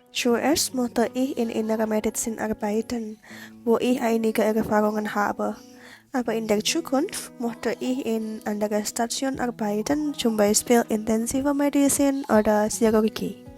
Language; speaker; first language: German; non-native, learner; Indonesian